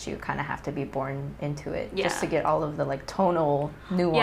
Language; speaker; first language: English; native; English